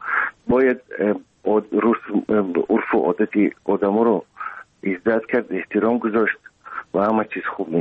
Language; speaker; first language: Persian; non-native, local second language; Russian